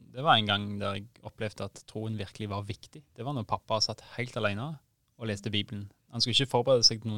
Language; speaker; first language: Norwegian; native; Norwegian